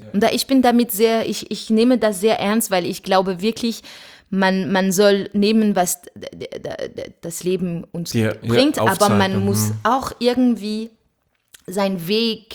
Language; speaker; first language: German; non-native, fluent; French